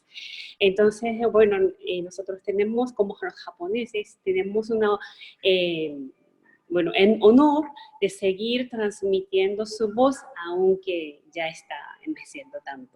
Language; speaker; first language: Spanish; non-native, fluent; Japanese